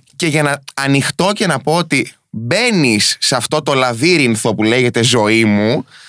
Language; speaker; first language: Greek; native; Greek